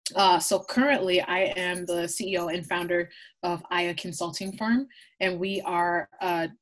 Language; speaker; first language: English; native; English